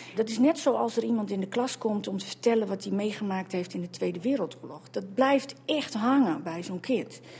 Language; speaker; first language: Dutch; native; Dutch